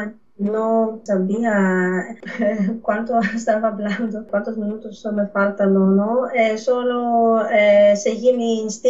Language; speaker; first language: Spanish; non-native, fluent; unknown